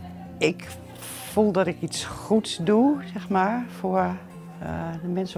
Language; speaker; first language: Dutch; native; Dutch